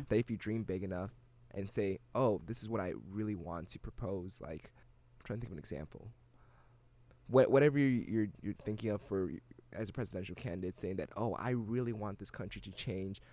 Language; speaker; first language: English; native; English